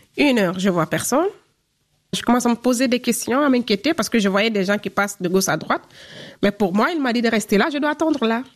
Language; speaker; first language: French; non-native, local second language; Fula